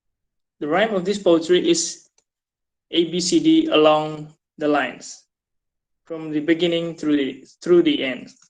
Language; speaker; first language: English; non-native, fluent; Indonesian